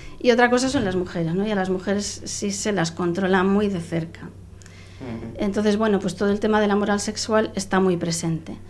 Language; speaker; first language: Spanish; non-native, local second language; Catalan